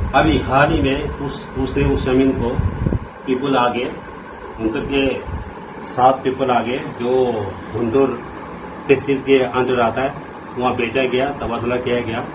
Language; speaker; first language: Hindi; native; Hindi